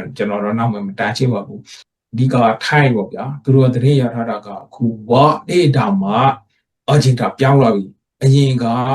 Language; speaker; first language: Burmese; native; Burmese